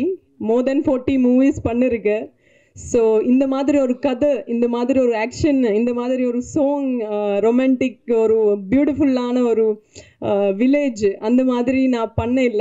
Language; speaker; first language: Tamil; non-native, learner; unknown